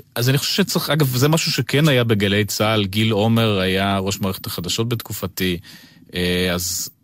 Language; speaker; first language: Hebrew; early bilingual, other home language; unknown